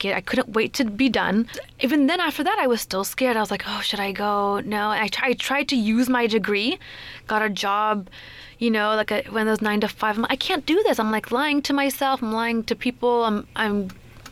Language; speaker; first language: English; native; English